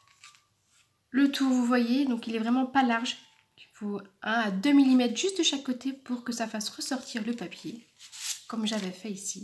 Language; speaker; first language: French; native; French